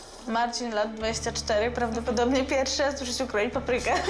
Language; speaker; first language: Polish; native; Polish